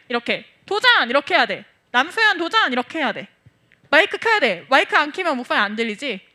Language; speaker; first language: Korean; native; Korean